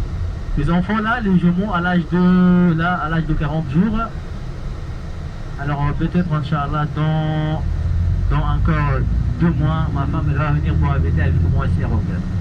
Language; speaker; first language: French; non-native, learner; Arabic